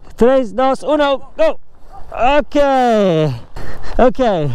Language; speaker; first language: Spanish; non-native, learner; English